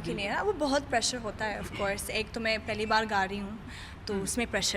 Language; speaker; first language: Hindi; non-native, fluent; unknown